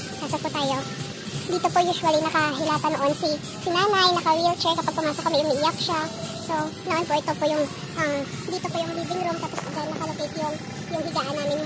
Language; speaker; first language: Filipino; non-native, local second language; Hiligaynon